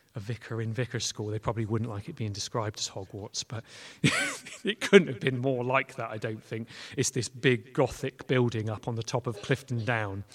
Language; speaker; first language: English; native; English